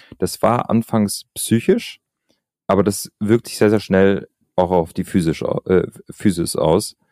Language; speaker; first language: German; early bilingual, other home language; Albanian